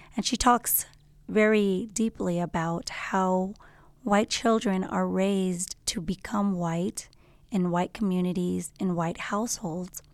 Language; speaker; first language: English; native; English